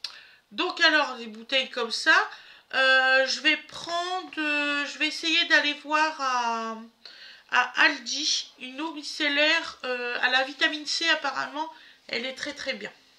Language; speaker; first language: French; native; French